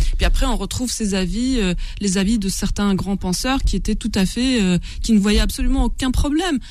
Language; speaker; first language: French; non-native, local second language; Kabyle